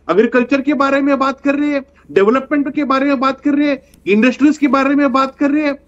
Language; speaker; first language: Hindi; non-native, local second language; Kannada